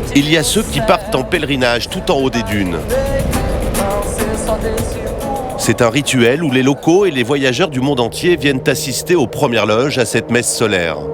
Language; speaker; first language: French; native; French